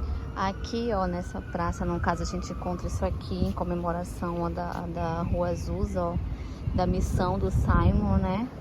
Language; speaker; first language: Portuguese; native; Portuguese